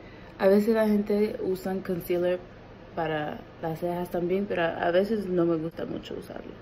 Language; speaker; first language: Spanish; early bilingual, heritage; Spanish